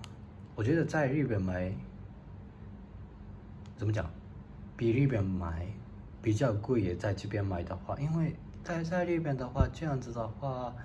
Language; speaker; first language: Chinese; non-native, fluent; Japanese